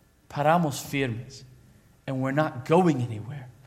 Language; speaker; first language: English; native; English